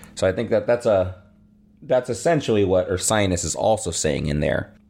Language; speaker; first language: English; native; English